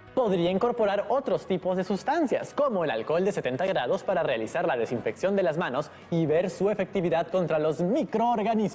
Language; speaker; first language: Spanish; native; Spanish